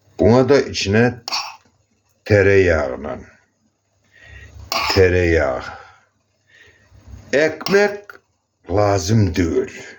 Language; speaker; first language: Turkish; non-native, learner; Azerbaijani